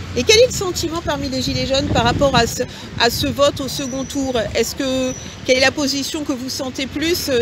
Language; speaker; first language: French; native; French